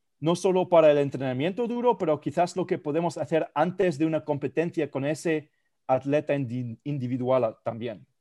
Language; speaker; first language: Spanish; non-native, fluent; German